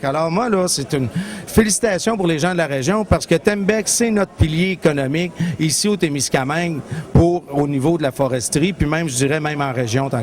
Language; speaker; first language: French; native; French